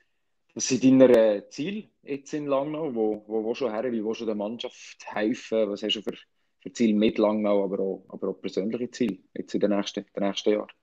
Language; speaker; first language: German; native; German